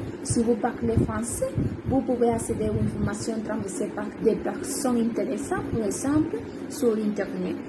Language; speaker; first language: French; non-native, learner; Spanish